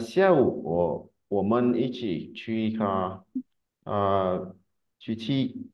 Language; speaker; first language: Chinese; non-native, learner; Vietnamese